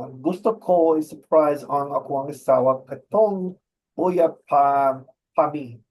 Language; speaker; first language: Cebuano; non-native, learner; English